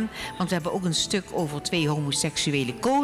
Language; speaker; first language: Dutch; native; Dutch